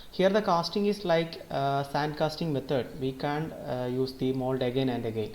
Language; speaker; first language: English; non-native, local second language; Malayalam